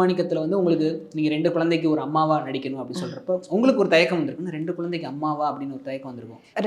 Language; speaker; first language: Tamil; native; Tamil